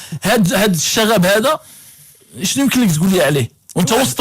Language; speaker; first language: Arabic; native; Arabic